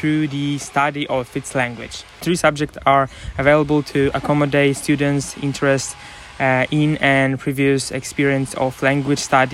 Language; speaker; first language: English; non-native, learner; Ukrainian